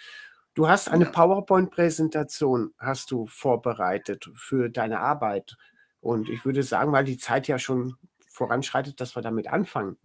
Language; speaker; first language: German; native; German